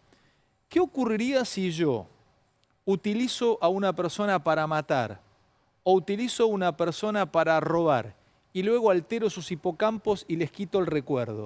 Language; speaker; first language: Spanish; native; Spanish